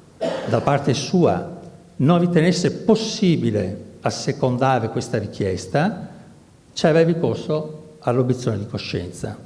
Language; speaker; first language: Italian; native; Italian